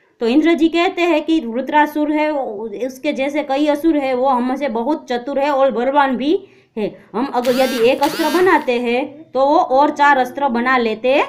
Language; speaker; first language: Hindi; non-native, local second language; Gujarati